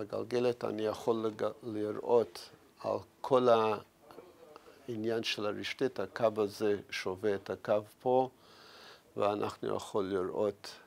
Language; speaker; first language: Hebrew; non-native, fluent; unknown